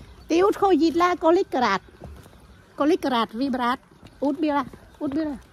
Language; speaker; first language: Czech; non-native, learner; Vietnamese